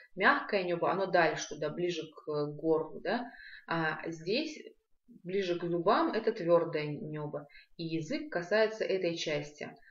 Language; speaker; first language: Russian; non-native, local second language; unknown